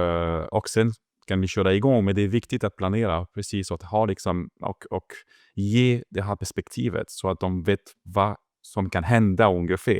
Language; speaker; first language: Swedish; non-native, fluent; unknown